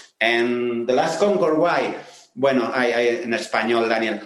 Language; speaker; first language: English; non-native, learner; Spanish